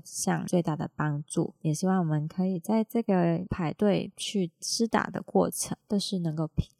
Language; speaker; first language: Chinese; non-native, local second language; Cantonese